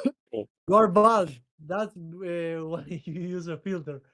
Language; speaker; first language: English; non-native, learner; Portuguese